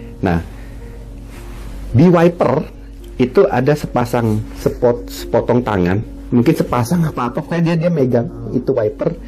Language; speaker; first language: Indonesian; native; Indonesian